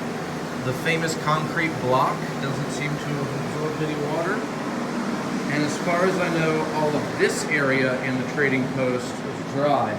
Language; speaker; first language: English; native; English